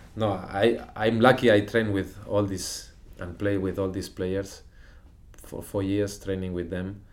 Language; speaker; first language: English; non-native, fluent; Spanish